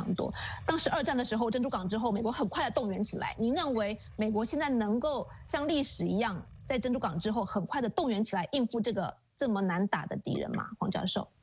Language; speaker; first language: Chinese; native; Chinese